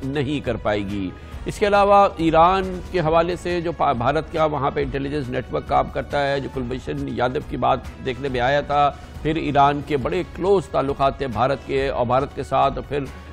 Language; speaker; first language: Urdu; native; Urdu